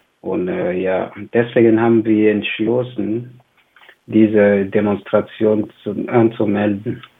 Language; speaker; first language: German; non-native, fluent; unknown